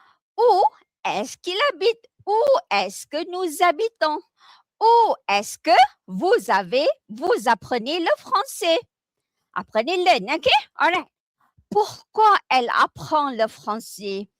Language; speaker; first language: French; non-native, fluent; Malay